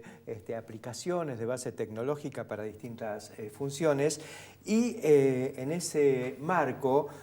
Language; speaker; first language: Spanish; native; Spanish